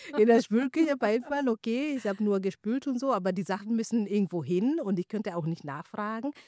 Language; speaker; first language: German; non-native, fluent; Swahili